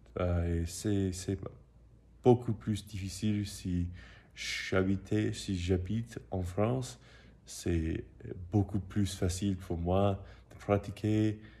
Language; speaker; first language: French; non-native, learner; English